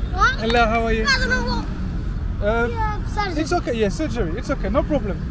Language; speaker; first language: English; non-native, fluent; French